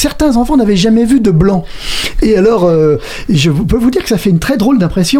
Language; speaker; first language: French; native; French